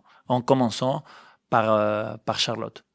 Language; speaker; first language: French; non-native, fluent; Spanish